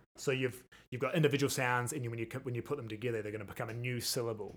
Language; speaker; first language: English; native; English